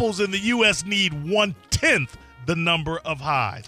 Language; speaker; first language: English; native; English